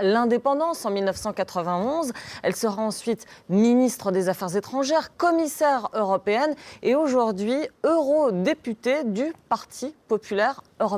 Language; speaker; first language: French; native; French